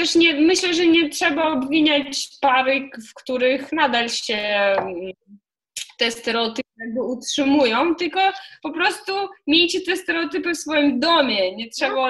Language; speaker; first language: Polish; non-native, fluent; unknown